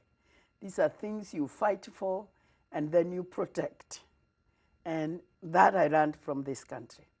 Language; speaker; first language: English; non-native, local second language; Kikuyu